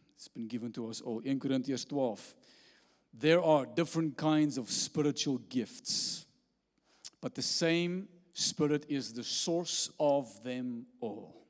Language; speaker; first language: English; non-native, local second language; Afrikaans